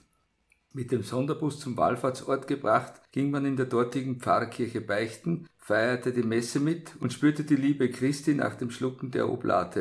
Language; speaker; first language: German; native; German